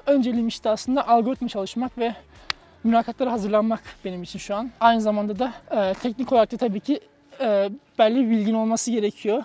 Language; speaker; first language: Turkish; native; Turkish